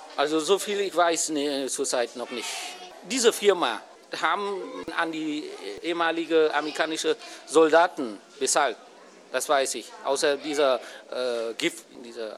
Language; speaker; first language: German; non-native, learner; Vietnamese